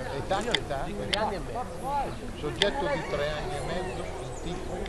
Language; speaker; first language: Italian; non-native, learner; Hungarian